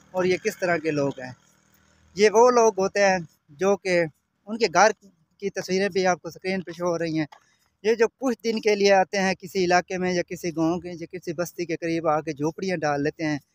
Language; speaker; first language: Urdu; native; Urdu